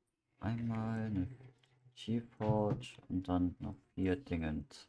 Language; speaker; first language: German; native; German